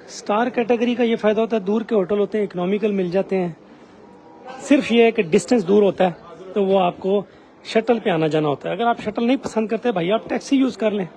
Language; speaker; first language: Urdu; non-native, local second language; Saraiki